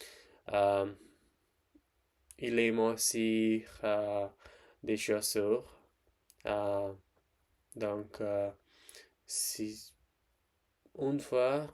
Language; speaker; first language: French; non-native, learner; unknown